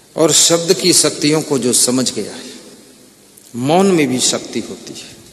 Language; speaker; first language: Hindi; native; Hindi